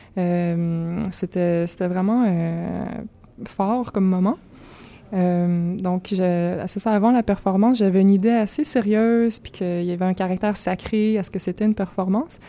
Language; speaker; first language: French; native; French